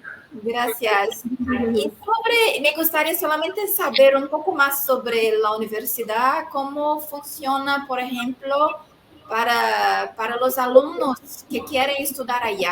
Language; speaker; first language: Spanish; non-native, fluent; Portuguese